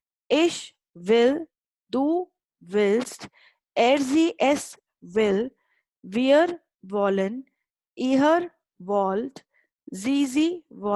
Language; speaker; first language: German; non-native, fluent; Hindi